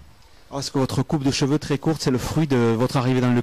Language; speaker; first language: French; native; French